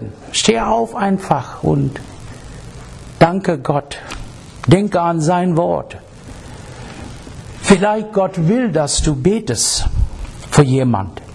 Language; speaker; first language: German; non-native, learner; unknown